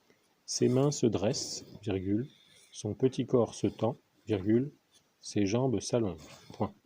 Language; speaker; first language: French; native; French